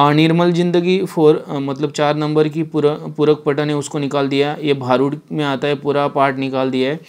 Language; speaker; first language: Hindi; non-native, local second language; Marathi